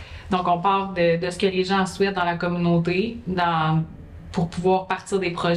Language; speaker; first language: French; native; French